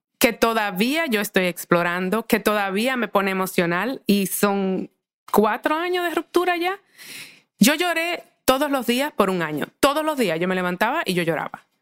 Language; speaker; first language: Spanish; native; Spanish